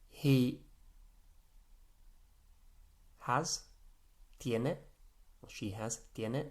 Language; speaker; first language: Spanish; non-native, fluent; English